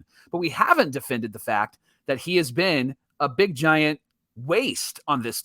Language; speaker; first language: English; native; English